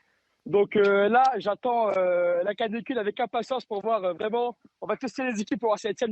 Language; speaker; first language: French; native; French